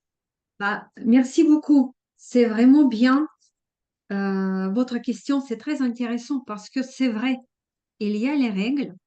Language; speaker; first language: French; non-native, fluent; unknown